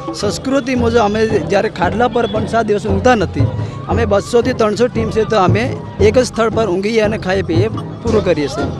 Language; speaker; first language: Gujarati; non-native, local second language; Bhili